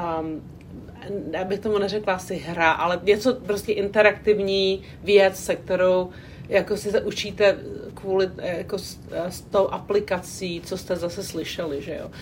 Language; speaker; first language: Czech; non-native, local second language; English